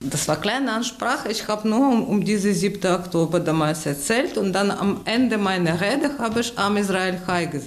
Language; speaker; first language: German; non-native, learner; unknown